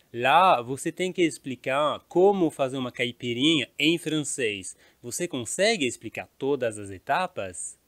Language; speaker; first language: Portuguese; non-native, fluent; French